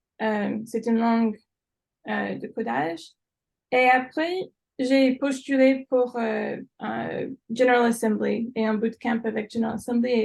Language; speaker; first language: French; non-native, fluent; English